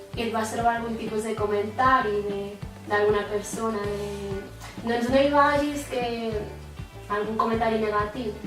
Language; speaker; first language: Catalan; native; Catalan